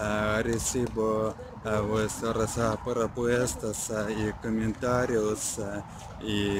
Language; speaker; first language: Spanish; non-native, learner; Russian